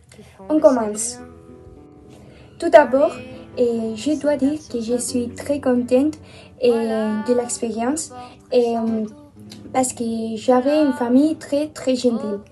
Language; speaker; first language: French; non-native, learner; Spanish